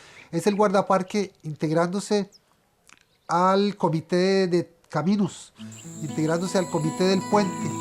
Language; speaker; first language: Spanish; native; Spanish